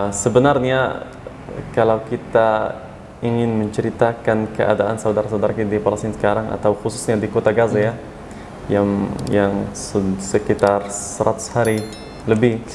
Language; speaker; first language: Indonesian; non-native, fluent; Arabic